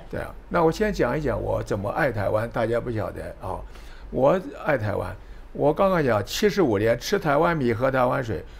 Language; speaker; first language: Chinese; native; Chinese